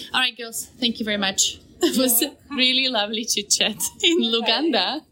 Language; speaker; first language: English; non-native, fluent; Slovak